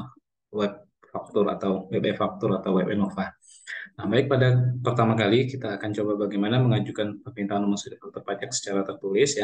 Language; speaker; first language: Indonesian; native; Indonesian